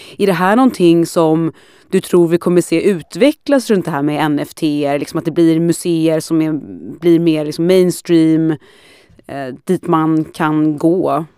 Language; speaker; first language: Swedish; native; Swedish